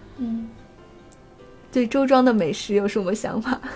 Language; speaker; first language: Chinese; native; Chinese